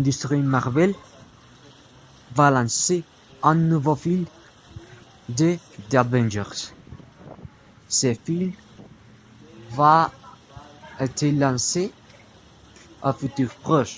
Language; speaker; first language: French; non-native, learner; Spanish